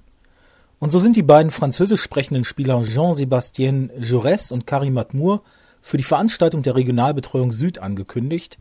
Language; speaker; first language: German; native; German